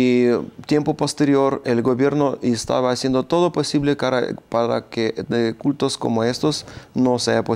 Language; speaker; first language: Spanish; non-native, fluent; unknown